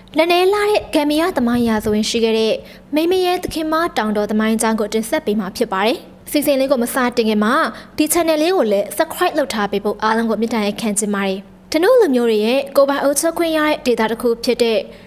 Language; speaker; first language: Burmese; native; Burmese